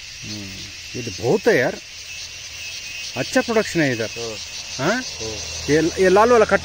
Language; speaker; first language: Hindi; non-native, local second language; Telugu